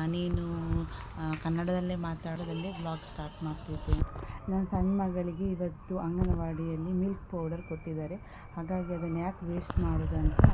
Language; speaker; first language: Kannada; non-native, local second language; Tulu